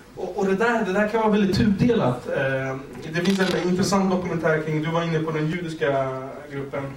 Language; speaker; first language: Swedish; early bilingual, other home language; Kurdish